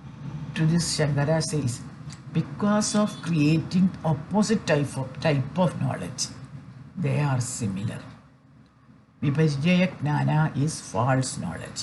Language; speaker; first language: English; non-native, fluent; Malayalam